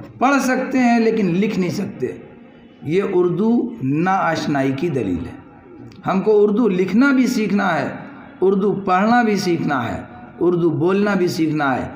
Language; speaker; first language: Urdu; native; Urdu